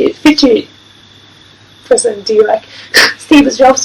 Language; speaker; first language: English; non-native, learner; Japanese